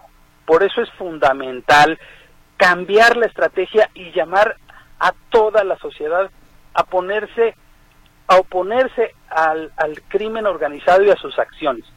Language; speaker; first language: Spanish; native; Spanish